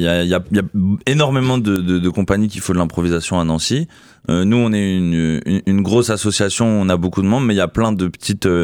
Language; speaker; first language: French; native; French